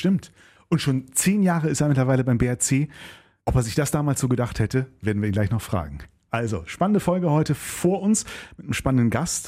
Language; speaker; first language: German; native; German